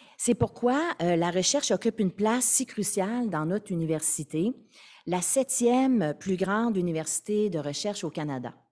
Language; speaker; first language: French; native; French